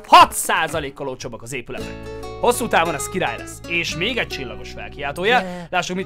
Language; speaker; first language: Hungarian; native; Hungarian